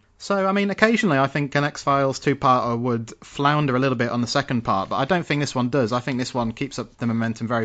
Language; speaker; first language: English; native; English